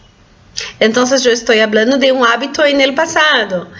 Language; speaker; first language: Spanish; non-native, fluent; Portuguese